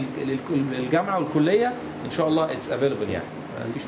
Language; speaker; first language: Arabic; native; Arabic